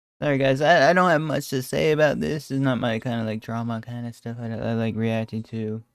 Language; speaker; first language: English; native; English